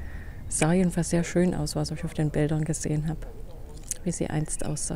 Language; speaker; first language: German; native; German